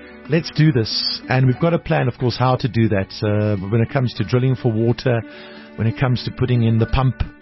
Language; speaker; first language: English; non-native, local second language; Afrikaans